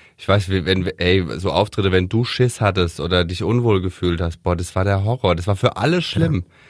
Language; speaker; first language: German; native; German